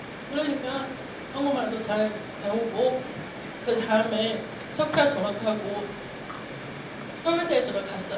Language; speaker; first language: Korean; non-native, fluent; Chinese